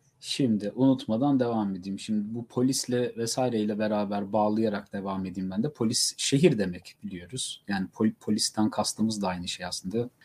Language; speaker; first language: Turkish; native; Turkish